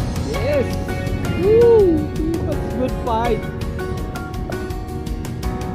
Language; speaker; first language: English; non-native, local second language; Filipino